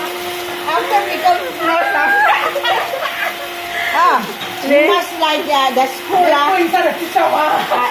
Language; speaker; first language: English; non-native, local second language; Filipino